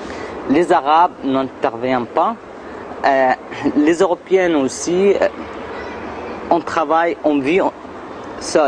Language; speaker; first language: French; non-native, learner; Arabic